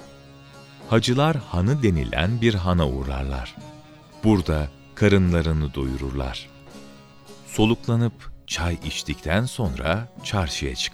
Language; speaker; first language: Turkish; native; Turkish